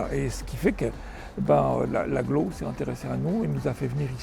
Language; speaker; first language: French; native; French